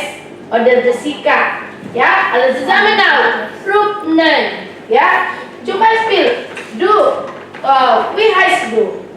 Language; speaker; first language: German; non-native, learner; Indonesian